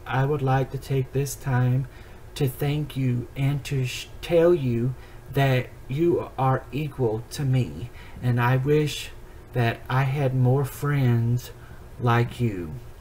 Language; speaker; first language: English; native; English